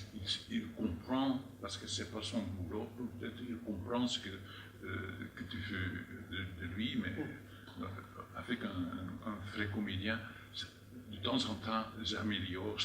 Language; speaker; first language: French; non-native, fluent; Dutch